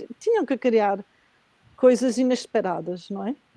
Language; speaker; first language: Portuguese; non-native, fluent; Spanish